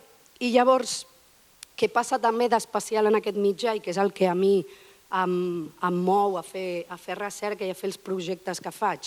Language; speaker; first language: Catalan; native; Catalan